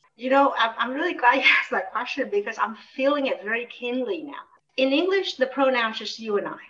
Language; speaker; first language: English; early bilingual, other home language; Vietnamese